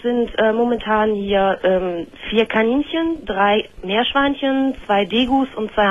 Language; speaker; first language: German; native; German